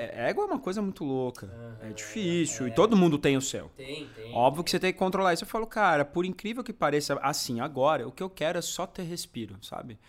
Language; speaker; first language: Portuguese; native; Portuguese